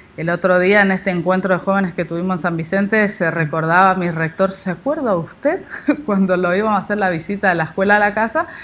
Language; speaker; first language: Spanish; native; Spanish